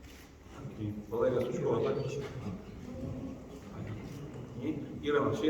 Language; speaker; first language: Ukrainian; native; Ukrainian